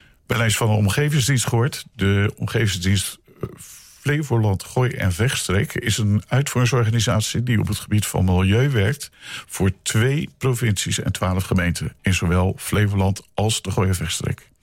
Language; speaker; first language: Dutch; native; Dutch